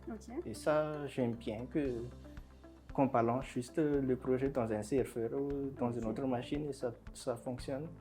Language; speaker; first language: French; non-native, local second language; Malagasy